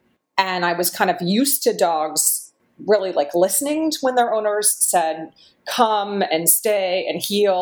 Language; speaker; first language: English; native; English